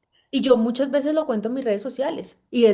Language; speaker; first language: Spanish; native; Spanish